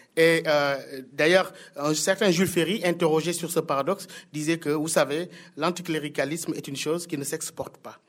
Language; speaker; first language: French; non-native, local second language; Wolof